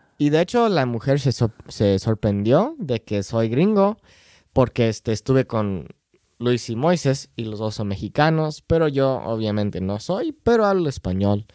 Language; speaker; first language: Spanish; non-native, fluent; English